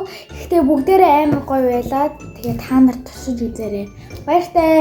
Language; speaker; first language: Mongolian; early bilingual, heritage; Mongolian